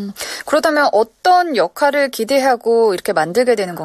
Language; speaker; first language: Korean; native; Korean